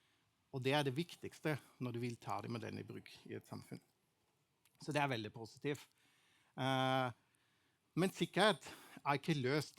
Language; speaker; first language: Norwegian; non-native, fluent; German